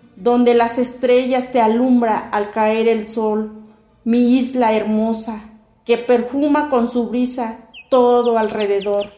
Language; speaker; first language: Spanish; non-native, local second language; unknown